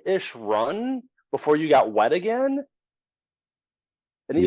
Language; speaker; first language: English; native; English